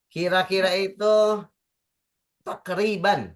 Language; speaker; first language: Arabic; non-native, fluent; Indonesian